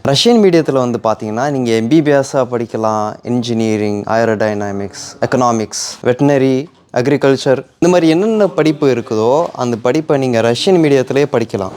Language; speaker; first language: Tamil; non-native, fluent; Russian